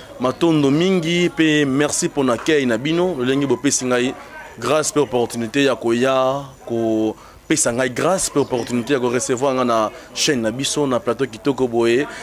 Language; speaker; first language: Lingala; non-native, local second language; Kongo